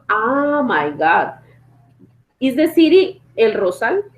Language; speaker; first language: English; non-native, fluent; Spanish